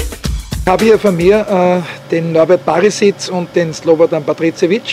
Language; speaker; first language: German; native; German